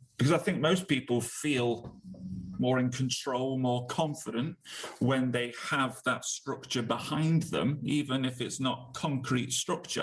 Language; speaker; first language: English; native; English